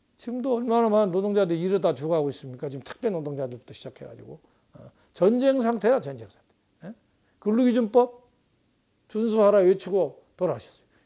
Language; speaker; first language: Korean; native; Korean